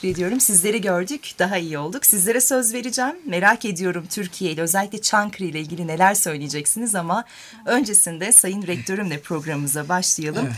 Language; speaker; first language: Turkish; native; Turkish